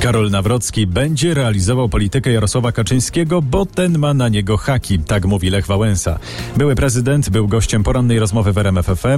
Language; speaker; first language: Polish; native; Polish